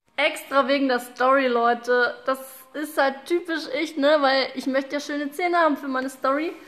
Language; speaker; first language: German; early bilingual, other home language; Russian